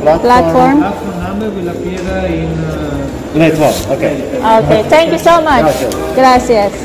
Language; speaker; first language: English; non-native, local second language; Filipino